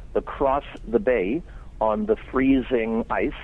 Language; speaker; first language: English; non-native, fluent; German